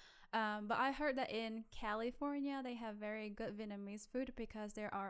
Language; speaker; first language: English; non-native, fluent; Vietnamese